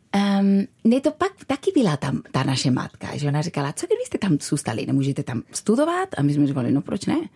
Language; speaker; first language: Czech; non-native, fluent; Spanish